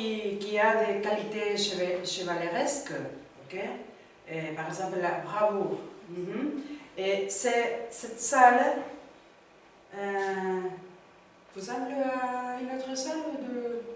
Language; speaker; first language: French; non-native, learner; Spanish